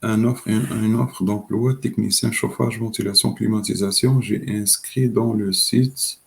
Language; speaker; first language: French; non-native, local second language; Arabic